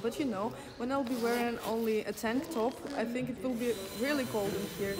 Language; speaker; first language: English; non-native, fluent; Ukrainian